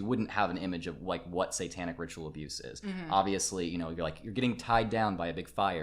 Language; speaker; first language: English; native; English